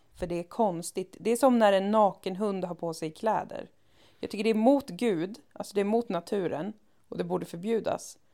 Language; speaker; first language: Swedish; native; Swedish